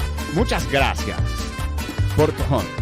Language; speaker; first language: Spanish; non-native, learner; English